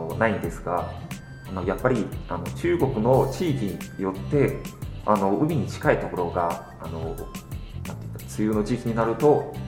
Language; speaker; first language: Japanese; non-native, fluent; Chinese